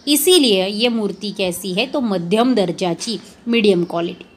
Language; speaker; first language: Hindi; non-native, local second language; Marathi